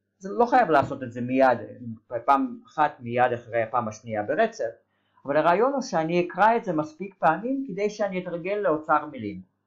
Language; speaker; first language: Hebrew; native; Hebrew